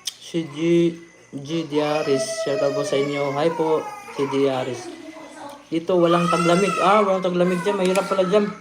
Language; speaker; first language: Filipino; non-native, local second language; Cebuano